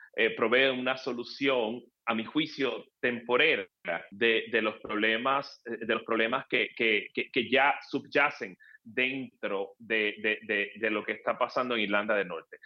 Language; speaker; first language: Spanish; native; Spanish